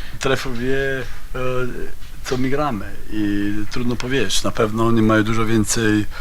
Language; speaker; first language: Polish; non-native, learner; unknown